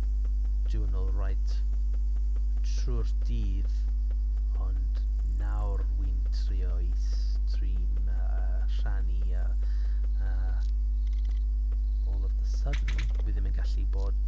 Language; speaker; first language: Welsh; non-native, learner; English